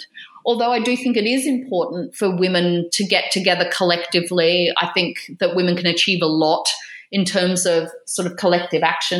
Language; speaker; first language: English; native; English